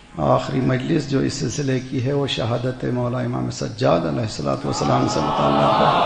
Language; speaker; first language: Urdu; native; Urdu